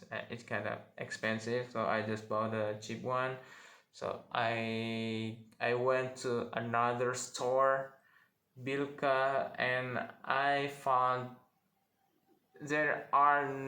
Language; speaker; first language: English; non-native, learner; Indonesian